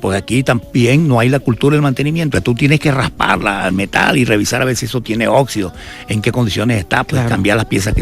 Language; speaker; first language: Spanish; native; Spanish